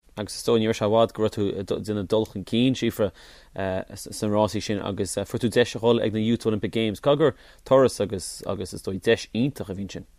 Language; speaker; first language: Irish; native; Irish